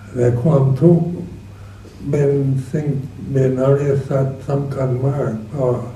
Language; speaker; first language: Thai; non-native, fluent; English